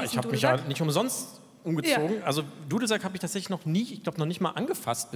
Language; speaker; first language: German; native; German